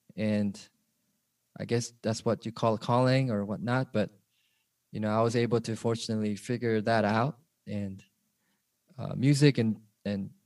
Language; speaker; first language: English; early bilingual, other home language; Korean